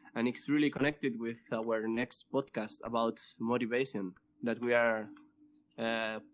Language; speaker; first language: English; non-native, fluent; Spanish